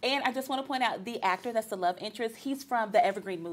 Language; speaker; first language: English; native; English